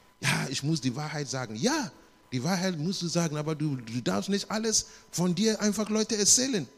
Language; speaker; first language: German; non-native, learner; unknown